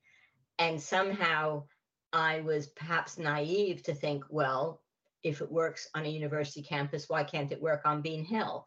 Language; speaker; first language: English; native; English